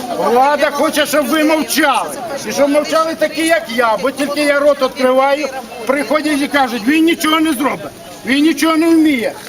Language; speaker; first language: Ukrainian; native; Ukrainian